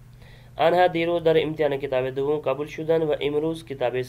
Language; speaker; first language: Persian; non-native, fluent; Urdu